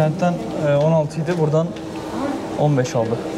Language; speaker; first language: Turkish; native; Turkish